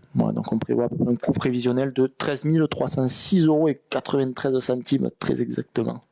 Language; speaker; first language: French; native; French